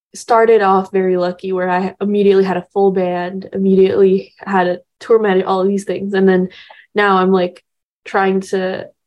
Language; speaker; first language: English; early bilingual, other home language; Indonesian